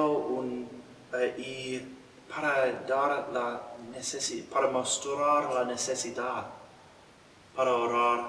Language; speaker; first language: Spanish; non-native, learner; English